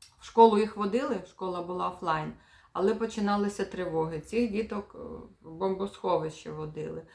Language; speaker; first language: Ukrainian; native; Ukrainian